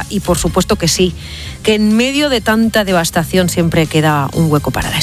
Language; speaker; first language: Spanish; native; Spanish